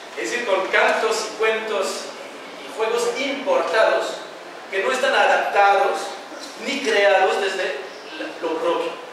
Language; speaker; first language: Spanish; non-native, fluent; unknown